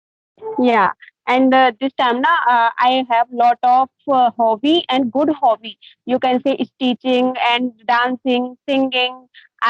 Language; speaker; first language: English; non-native, learner; Hindi